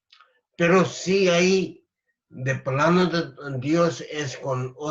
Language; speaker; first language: Spanish; non-native, learner; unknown